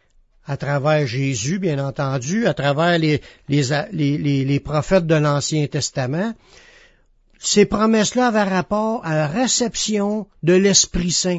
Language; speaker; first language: French; native; French